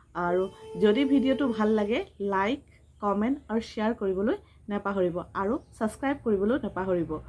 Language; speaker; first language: Assamese; native; Assamese